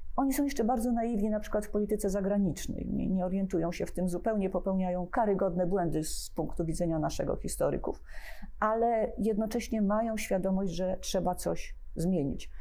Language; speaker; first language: Polish; native; Polish